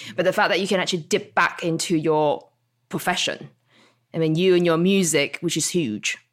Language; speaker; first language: English; non-native, local second language; Cantonese